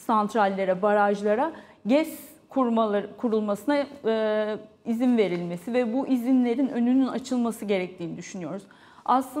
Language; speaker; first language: Turkish; native; Turkish